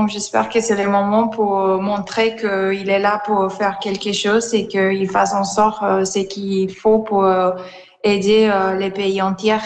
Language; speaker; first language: French; non-native, fluent; Spanish